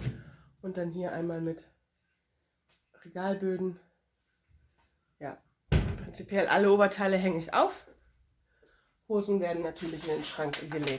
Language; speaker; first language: German; native; German